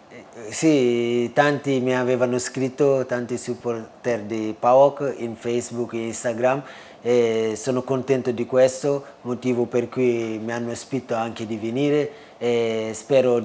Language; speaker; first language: Italian; non-native, fluent; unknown